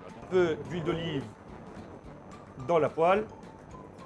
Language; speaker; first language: French; non-native, fluent; Italian